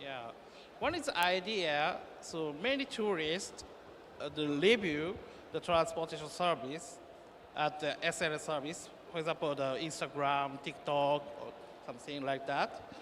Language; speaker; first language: English; non-native, learner; Japanese